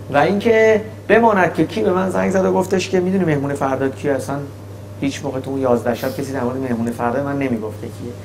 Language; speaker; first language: Persian; native; Persian